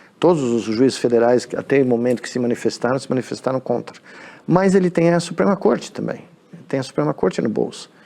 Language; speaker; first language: Portuguese; native; Portuguese